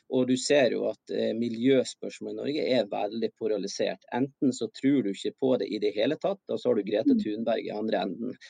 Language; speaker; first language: Norwegian; native; Norwegian